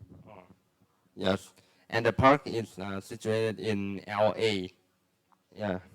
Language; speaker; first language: English; non-native, learner; Thai